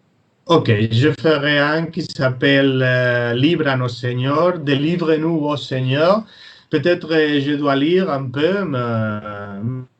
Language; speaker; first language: French; non-native, fluent; Spanish